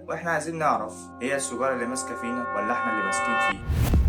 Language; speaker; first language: Arabic; native; Arabic